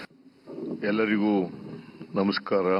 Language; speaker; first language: Kannada; non-native, learner; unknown